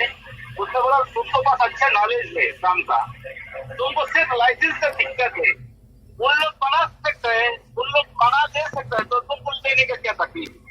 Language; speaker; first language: Hindi; native; Hindi